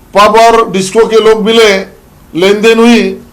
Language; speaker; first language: Hindi; non-native, local second language; Marathi